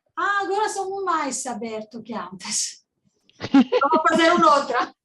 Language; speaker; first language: Portuguese; non-native, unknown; Italian